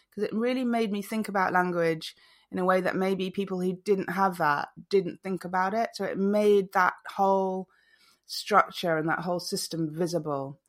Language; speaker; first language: English; native; English